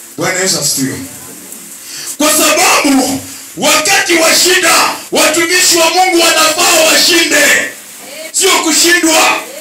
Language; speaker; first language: Swahili; non-native, local second language; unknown